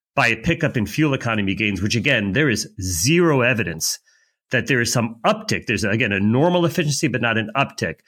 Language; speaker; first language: English; native; English